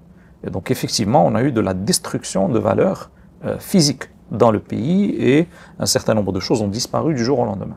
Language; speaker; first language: French; non-native, local second language; Arabic